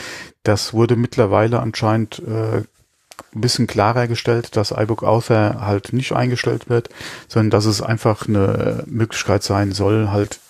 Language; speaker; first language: German; native; German